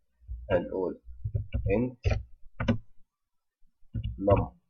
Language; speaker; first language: Arabic; native; Arabic